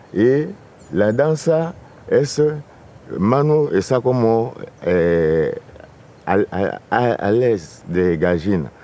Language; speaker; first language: Spanish; non-native, fluent; Lingala